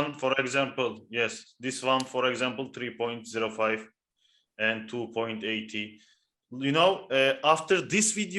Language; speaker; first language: English; non-native, fluent; Turkish